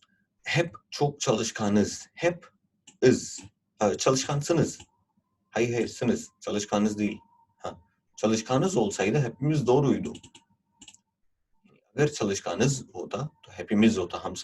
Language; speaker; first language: Turkish; non-native, fluent; Urdu